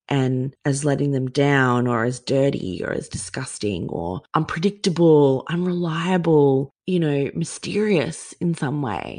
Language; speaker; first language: English; native; English